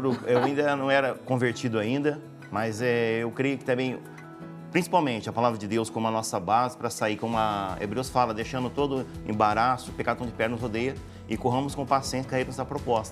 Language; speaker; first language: Portuguese; native; Portuguese